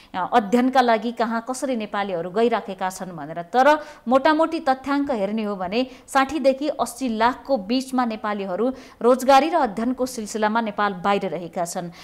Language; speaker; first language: Nepali; native; Nepali